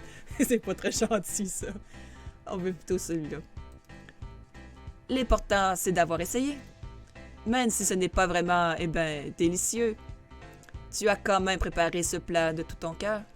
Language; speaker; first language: French; native; French